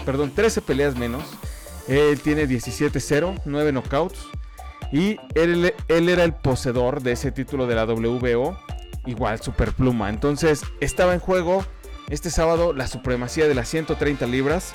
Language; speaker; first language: Spanish; native; Spanish